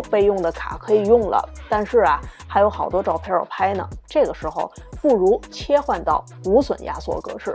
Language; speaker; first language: Chinese; native; Chinese